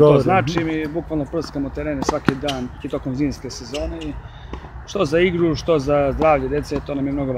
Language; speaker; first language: Serbian; native; Serbian